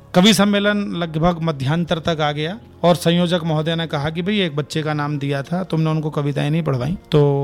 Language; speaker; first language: Hindi; native; Hindi